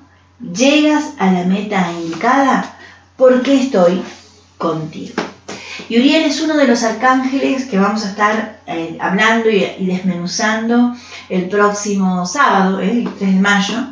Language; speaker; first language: Spanish; native; Spanish